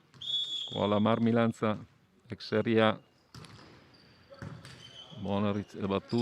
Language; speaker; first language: Italian; native; Italian